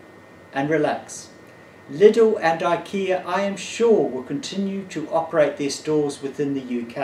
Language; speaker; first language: English; native; English